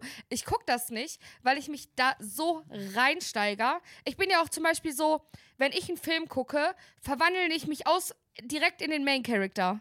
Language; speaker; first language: German; native; German